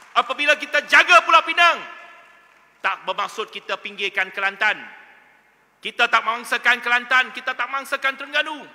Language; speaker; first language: Malay; non-native, local second language; Chinese